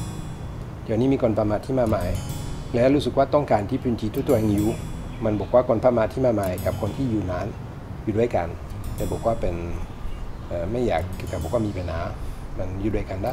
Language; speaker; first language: Thai; non-native, learner; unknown